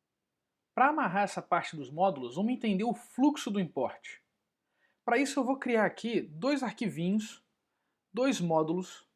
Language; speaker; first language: Portuguese; native; Portuguese